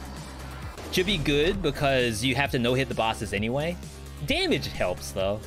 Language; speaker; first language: English; native; English